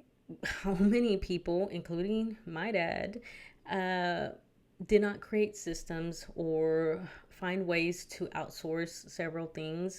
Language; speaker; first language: English; early bilingual, other home language; Spanish